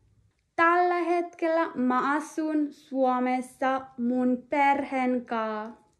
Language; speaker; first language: Finnish; non-native, learner; Nepali